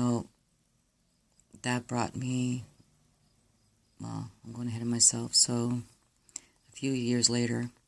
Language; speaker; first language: English; native; English